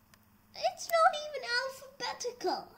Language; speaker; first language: English; native; English